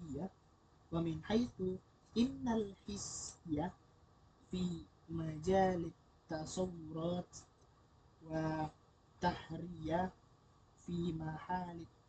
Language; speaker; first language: Arabic; non-native, learner; Indonesian